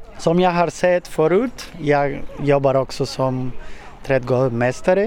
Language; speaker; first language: Swedish; non-native, learner; Portuguese